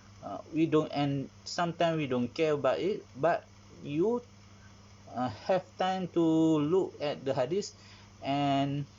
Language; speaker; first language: English; non-native, learner; Malay